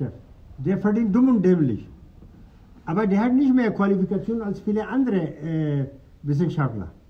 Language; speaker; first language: German; non-native, fluent; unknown